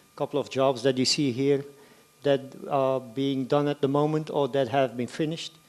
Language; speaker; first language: English; non-native, fluent; Dutch